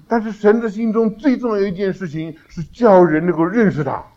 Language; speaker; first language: Chinese; native; Chinese